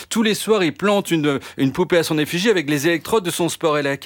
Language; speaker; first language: French; native; French